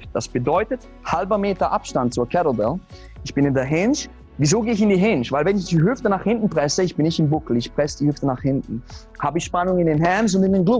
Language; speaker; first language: German; native; German